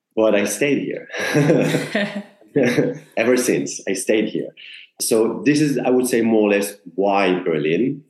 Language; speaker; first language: English; non-native, fluent; Hebrew